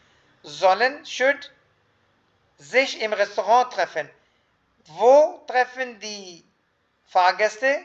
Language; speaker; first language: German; non-native, fluent; Hindi